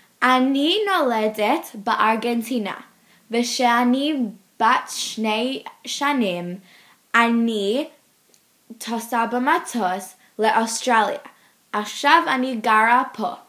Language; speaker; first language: Hebrew; non-native, learner; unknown